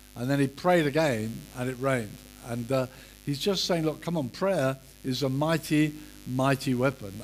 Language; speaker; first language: English; native; English